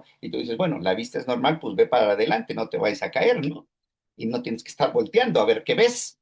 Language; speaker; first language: Spanish; native; Spanish